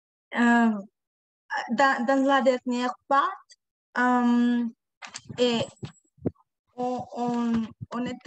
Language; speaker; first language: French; non-native, learner; Spanish